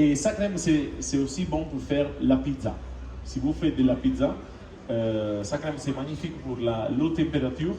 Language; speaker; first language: French; non-native, learner; Italian